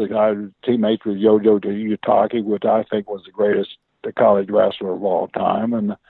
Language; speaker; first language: English; native; English